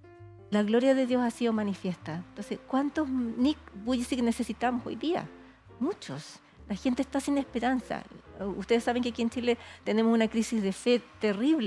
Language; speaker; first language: Spanish; native; Spanish